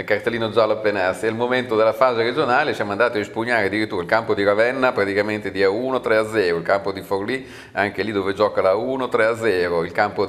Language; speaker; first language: Italian; native; Italian